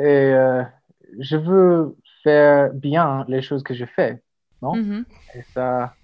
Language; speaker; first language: French; non-native, learner; English